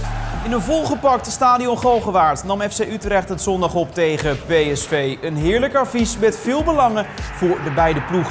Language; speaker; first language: Dutch; native; Dutch